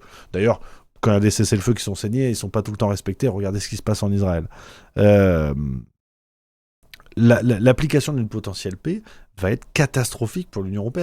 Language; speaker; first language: French; native; French